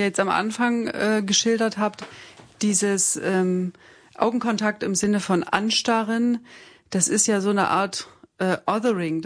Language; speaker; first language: German; native; German